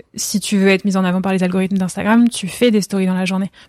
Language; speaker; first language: French; native; French